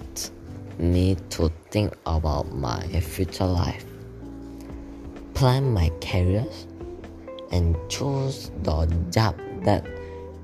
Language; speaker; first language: English; non-native, learner; Korean